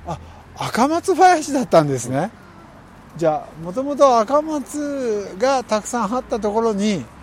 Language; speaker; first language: Japanese; non-native, fluent; Vietnamese